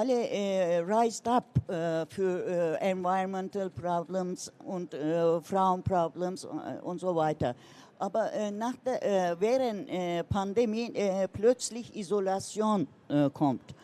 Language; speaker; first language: German; non-native, learner; Turkish